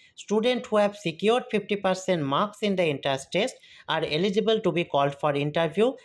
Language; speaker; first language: English; non-native, local second language; Bangla